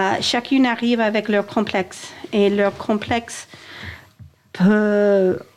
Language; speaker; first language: French; non-native, fluent; English